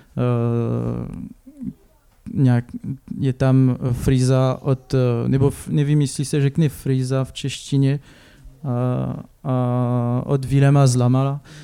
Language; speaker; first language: Czech; non-native, learner; French